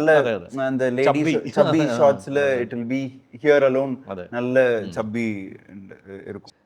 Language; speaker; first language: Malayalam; non-native, learner; Tamil